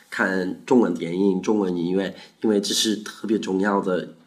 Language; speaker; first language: Chinese; non-native, learner; Afrikaans